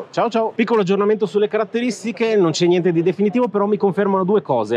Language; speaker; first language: Italian; native; Italian